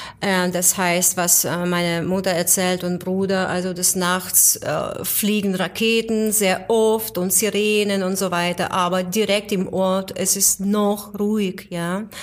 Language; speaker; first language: German; non-native, fluent; Ukrainian